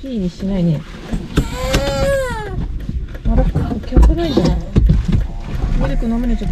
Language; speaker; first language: Japanese; native; Japanese